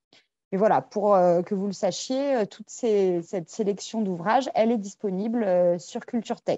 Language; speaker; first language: French; native; French